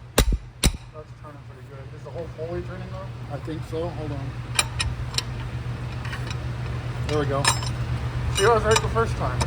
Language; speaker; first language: English; native; English